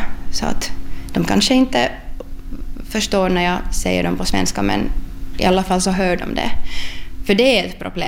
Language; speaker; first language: Swedish; non-native, local second language; Finnish